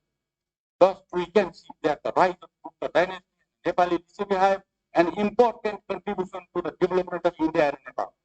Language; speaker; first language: English; non-native, fluent; Nepali